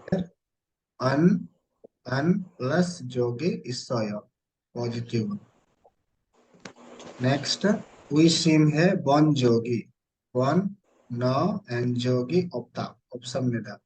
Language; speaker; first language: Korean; non-native, fluent; Hindi